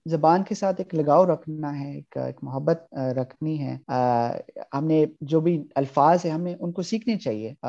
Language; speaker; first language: Urdu; early bilingual, heritage; Urdu